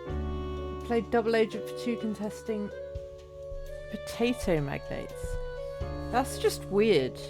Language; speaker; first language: English; native; English